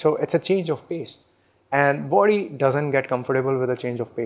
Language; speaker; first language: English; non-native, local second language; Hindi